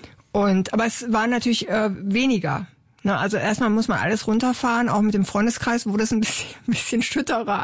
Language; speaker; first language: German; native; German